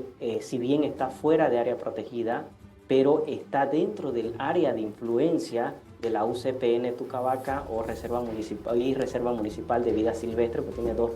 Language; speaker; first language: Spanish; native; Spanish